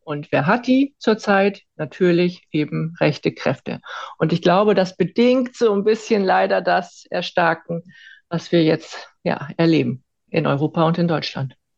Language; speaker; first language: German; early bilingual, other home language; Icelandic